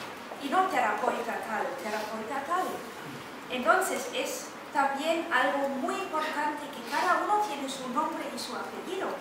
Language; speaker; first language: Spanish; non-native, fluent; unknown